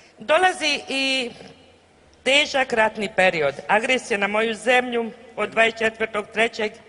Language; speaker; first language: Serbian; native; Serbian